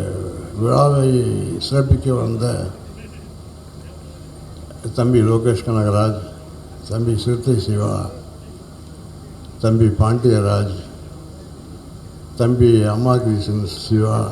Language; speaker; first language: Tamil; native; Tamil